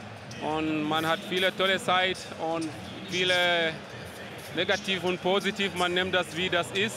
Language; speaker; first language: German; non-native, learner; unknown